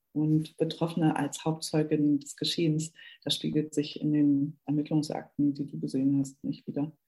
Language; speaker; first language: German; native; German